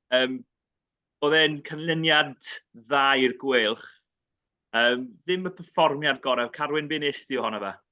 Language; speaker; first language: Welsh; native; Welsh